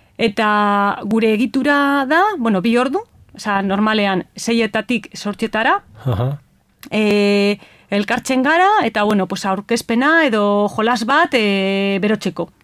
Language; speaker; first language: Basque; non-native, local second language; Spanish